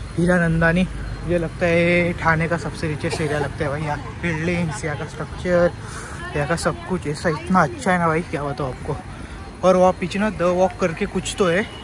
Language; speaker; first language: Hindi; non-native, local second language; Marathi